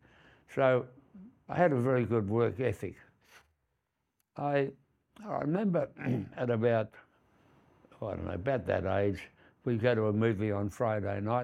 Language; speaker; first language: English; native; English